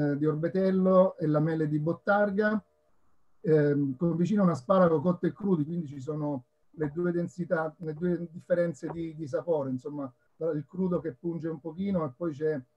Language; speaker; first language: Italian; native; Italian